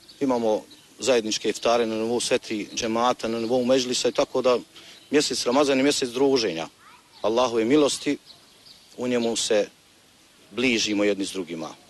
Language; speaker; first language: Bosnian; native; Bosnian